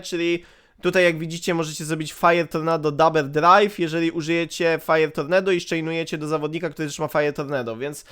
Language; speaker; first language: Polish; native; Polish